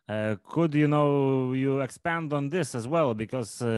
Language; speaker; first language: English; non-native, fluent; Lithuanian